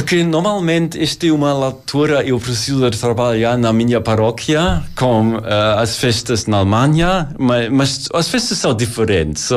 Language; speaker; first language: Portuguese; non-native, learner; German